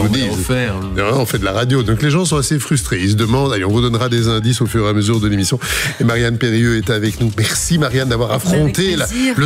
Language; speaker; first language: French; native; French